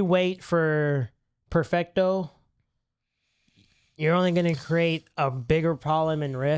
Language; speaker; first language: English; native; English